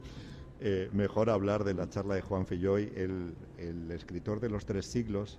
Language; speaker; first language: Spanish; native; Spanish